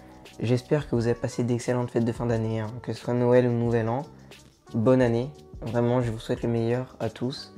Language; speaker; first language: French; native; French